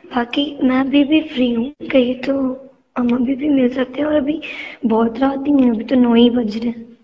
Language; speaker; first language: Hindi; native; Hindi